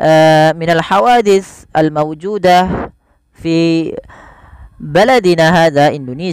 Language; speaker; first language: Arabic; non-native, fluent; Indonesian